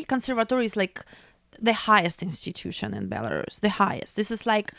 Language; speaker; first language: English; non-native, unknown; Russian